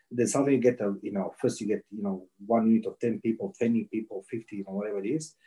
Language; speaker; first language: English; non-native, learner; Croatian